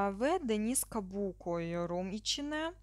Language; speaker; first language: Turkish; non-native, learner; Russian